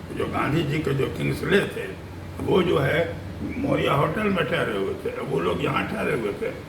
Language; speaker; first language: Hindi; native; Hindi